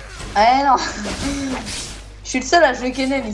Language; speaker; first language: French; native; French